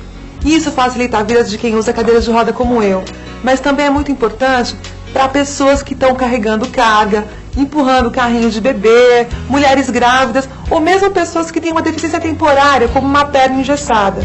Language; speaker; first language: Portuguese; native; Portuguese